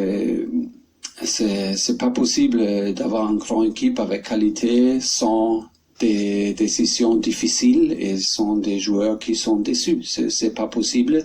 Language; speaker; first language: French; non-native, learner; German